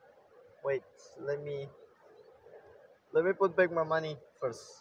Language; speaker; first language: English; non-native, learner; Indonesian